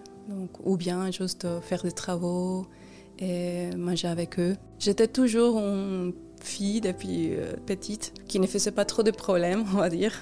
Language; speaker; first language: French; non-native, fluent; Spanish